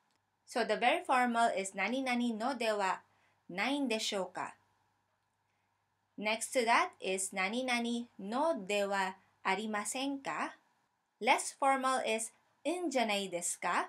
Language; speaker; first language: Japanese; non-native, fluent; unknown